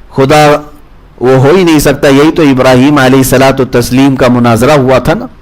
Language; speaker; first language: Urdu; native; Urdu